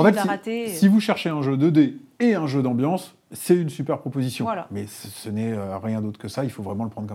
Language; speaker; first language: French; native; French